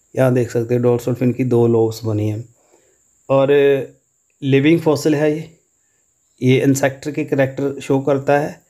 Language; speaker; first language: Urdu; non-native, local second language; Punjabi